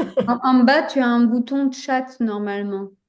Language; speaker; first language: French; native; French